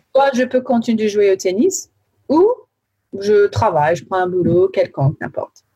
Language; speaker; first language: French; early bilingual, heritage; French